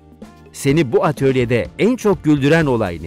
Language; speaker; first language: Turkish; native; Turkish